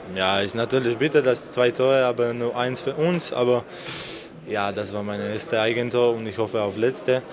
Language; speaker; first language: German; non-native, learner; Slovak